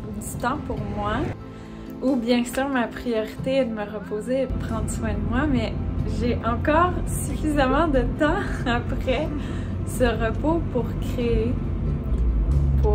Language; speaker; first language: French; native; French